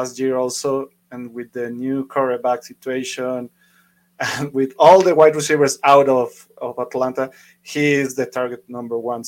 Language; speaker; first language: English; non-native, fluent; Spanish